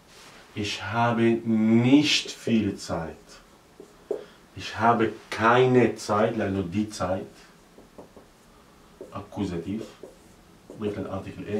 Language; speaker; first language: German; non-native, learner; Arabic